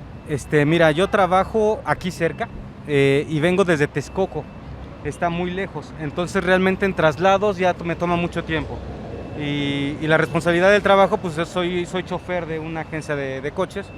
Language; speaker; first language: Spanish; native; Spanish